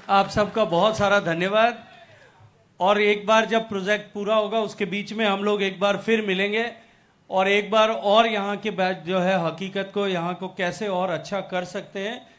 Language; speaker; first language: Hindi; native; Hindi